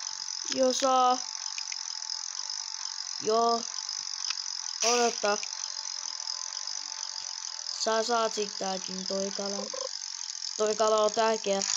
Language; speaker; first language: Finnish; early bilingual, other home language; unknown